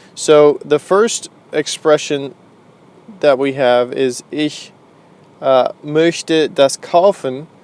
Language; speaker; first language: German; non-native, fluent; English